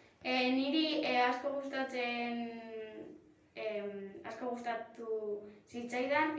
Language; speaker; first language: Basque; non-native, local second language; Spanish